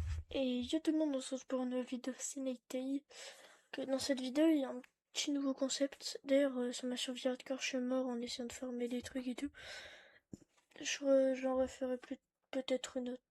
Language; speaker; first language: French; native; French